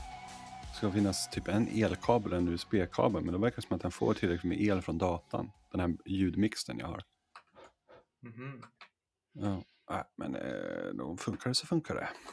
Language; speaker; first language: Swedish; native; Swedish